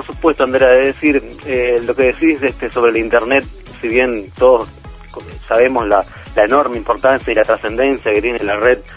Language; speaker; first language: Spanish; native; Spanish